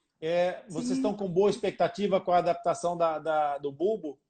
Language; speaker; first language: Portuguese; native; Portuguese